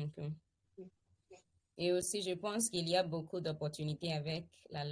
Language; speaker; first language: French; non-native, fluent; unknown